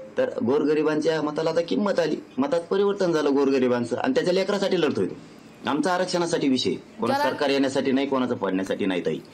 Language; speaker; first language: Marathi; native; Marathi